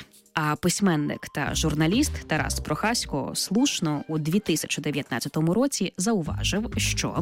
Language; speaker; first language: Ukrainian; native; Ukrainian